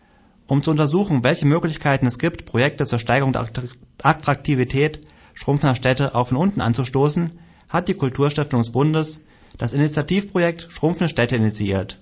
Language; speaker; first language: German; native; German